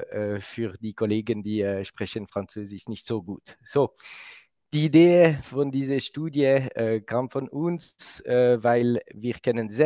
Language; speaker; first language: German; non-native, local second language; French